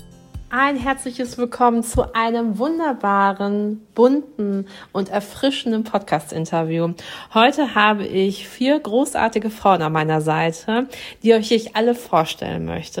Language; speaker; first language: German; native; German